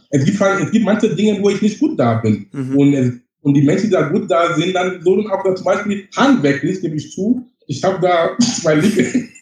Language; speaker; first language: German; non-native, fluent; English